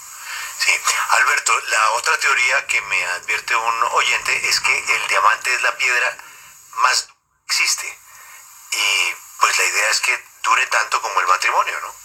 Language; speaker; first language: Spanish; native; Spanish